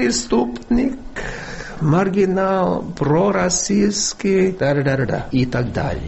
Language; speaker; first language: Russian; non-native, fluent; English